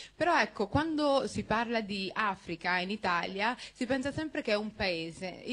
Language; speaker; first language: Italian; early bilingual, other home language; Somali